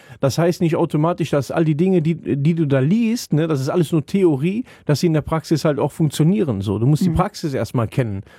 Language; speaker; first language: German; native; German